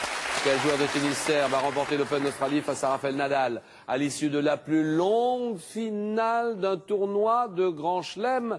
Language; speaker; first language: French; native; French